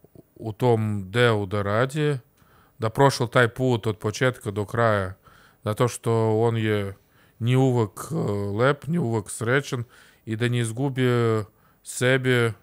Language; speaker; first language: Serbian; non-native, learner; Russian